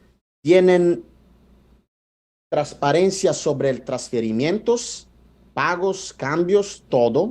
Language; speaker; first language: Spanish; non-native, fluent; Italian